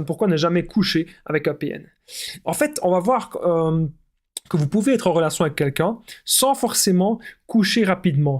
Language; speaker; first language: French; native; French